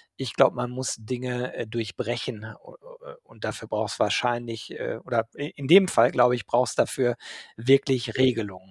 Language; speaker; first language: German; native; German